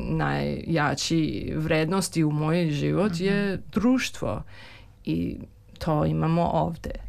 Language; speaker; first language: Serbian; early bilingual, heritage; Serbian